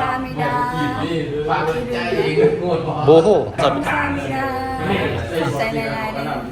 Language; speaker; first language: Korean; non-native, learner; Lao